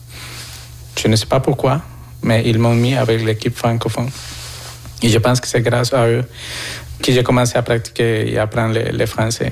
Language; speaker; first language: French; non-native, fluent; Spanish